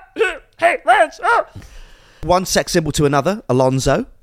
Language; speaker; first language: English; native; English